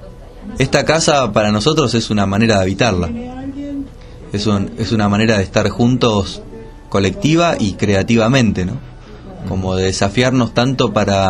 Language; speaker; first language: Spanish; native; Spanish